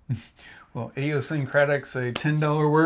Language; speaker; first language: English; native; English